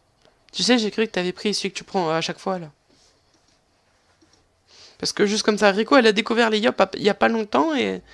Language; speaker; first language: French; native; French